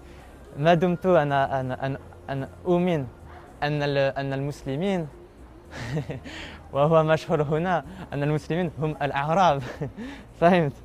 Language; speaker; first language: Arabic; non-native, learner; French